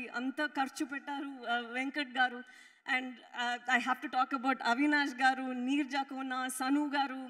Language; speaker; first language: Telugu; non-native, fluent; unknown